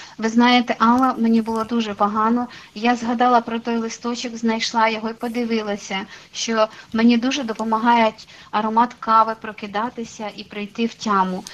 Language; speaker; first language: Ukrainian; non-native, local second language; Russian